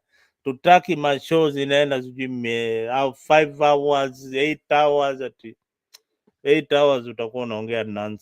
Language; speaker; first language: Swahili; non-native, local second language; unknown